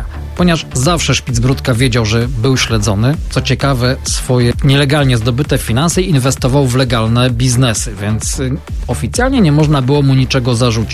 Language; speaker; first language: Polish; native; Polish